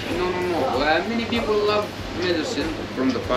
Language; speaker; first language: English; non-native, learner; Arabic